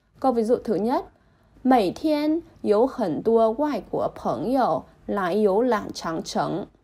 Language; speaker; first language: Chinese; non-native, fluent; Vietnamese